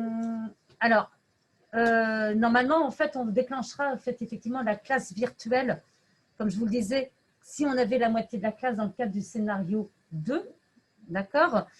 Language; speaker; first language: French; native; French